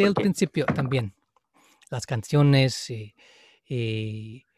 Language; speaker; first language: Spanish; non-native, fluent; English